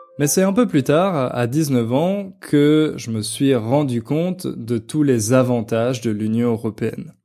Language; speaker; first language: French; native; French